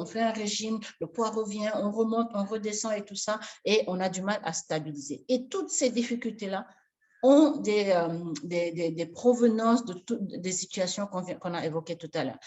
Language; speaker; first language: French; non-native, local second language; Wolof